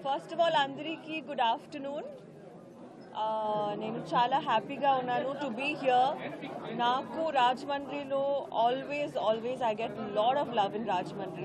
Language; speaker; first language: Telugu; non-native, learner; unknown